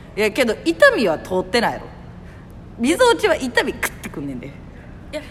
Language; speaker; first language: Japanese; native; Japanese